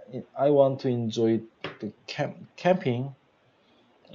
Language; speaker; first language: English; non-native, learner; Korean